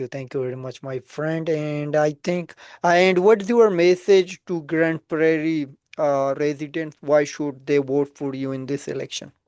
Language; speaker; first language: English; non-native, fluent; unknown